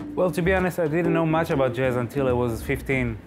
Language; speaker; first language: English; non-native, fluent; Hebrew